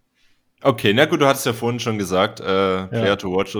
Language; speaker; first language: German; native; German